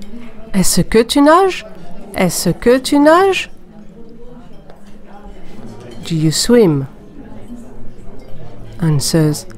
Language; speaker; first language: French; non-native, fluent; English